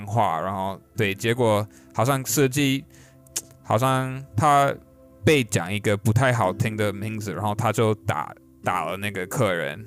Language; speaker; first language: Chinese; non-native, fluent; English